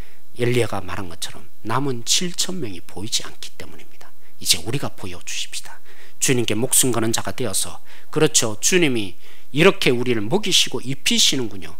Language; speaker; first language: Korean; native; Korean